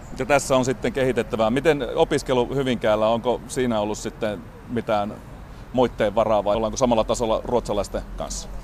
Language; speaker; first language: Finnish; native; Finnish